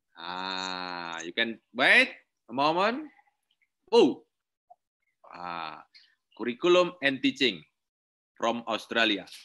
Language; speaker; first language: English; non-native, learner; Indonesian